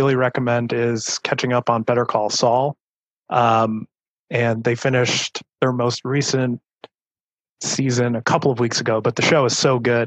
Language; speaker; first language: English; native; English